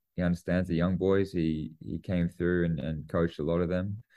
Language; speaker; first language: English; native; English